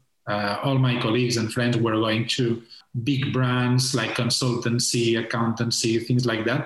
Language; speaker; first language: English; non-native, fluent; Spanish